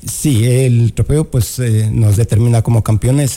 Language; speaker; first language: Spanish; native; Spanish